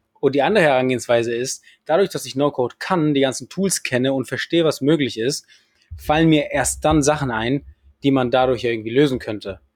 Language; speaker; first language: German; non-native, fluent; Spanish